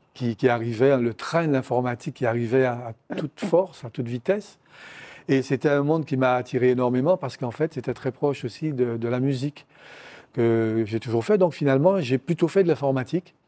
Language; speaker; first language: French; native; French